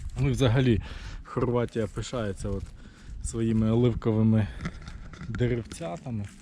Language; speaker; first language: Ukrainian; non-native, local second language; Russian